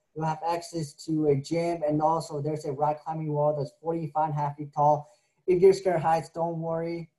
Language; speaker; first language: English; native; English